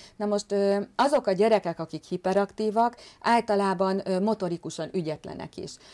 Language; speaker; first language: Hungarian; native; Hungarian